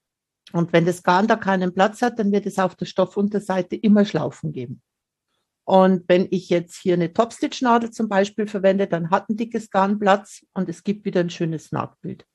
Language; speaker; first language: German; native; German